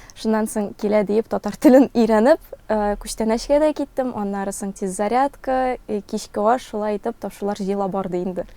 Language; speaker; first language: Tatar; non-native, local second language; Russian